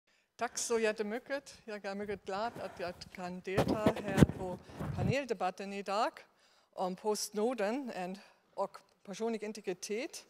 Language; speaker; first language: Swedish; non-native, fluent; German